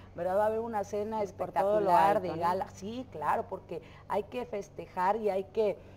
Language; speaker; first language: Spanish; native; Spanish